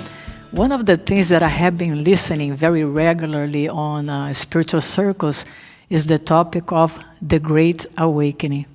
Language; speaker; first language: English; non-native, fluent; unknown